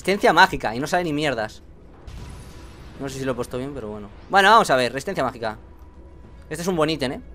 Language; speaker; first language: Spanish; native; Spanish